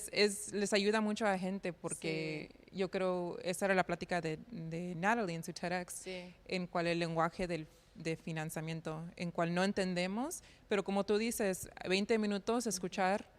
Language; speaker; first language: Spanish; early bilingual, heritage; Spanish